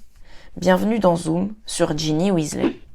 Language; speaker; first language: French; native; French